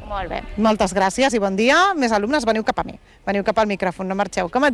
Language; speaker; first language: Catalan; native; Catalan